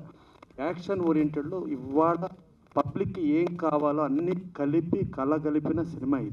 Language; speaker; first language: Telugu; native; Telugu